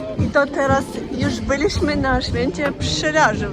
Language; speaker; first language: Polish; non-native, learner; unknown